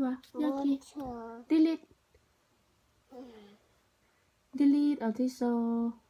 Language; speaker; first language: Korean; non-native, learner; Thai